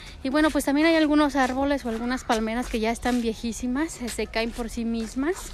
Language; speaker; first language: Spanish; native; Spanish